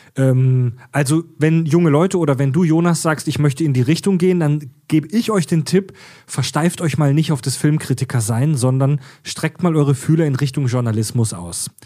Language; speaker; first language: German; native; German